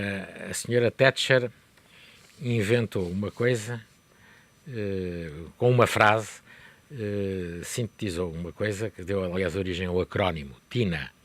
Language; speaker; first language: Portuguese; native; Portuguese